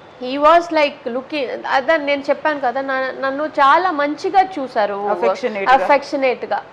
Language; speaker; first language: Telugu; non-native, learner; Tamil